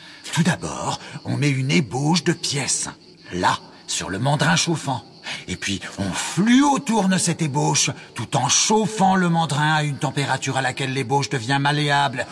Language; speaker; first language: French; native; French